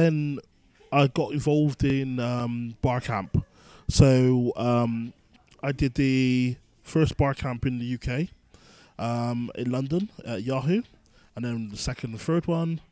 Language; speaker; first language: English; native; English